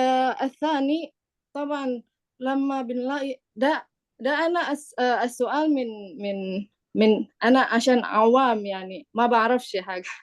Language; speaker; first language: Arabic; non-native, learner; Indonesian